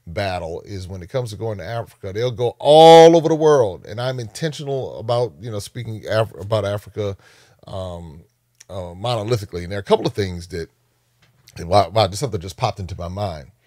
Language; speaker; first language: English; native; English